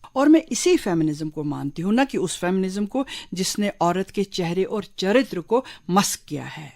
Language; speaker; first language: Urdu; non-native, local second language; Kashmiri